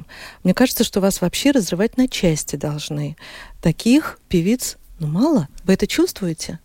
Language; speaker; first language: Russian; native; Russian